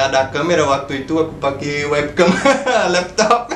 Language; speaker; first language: Indonesian; non-native, fluent; Portuguese